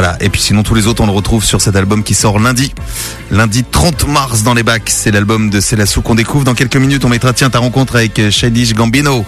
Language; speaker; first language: French; native; French